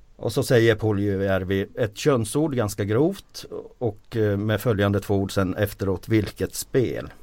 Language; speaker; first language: Swedish; early bilingual, other home language; Finnish